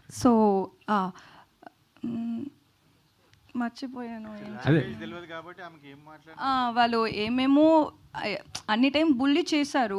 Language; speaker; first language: Telugu; non-native, learner; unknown